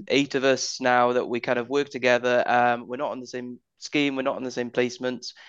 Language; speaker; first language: English; native; English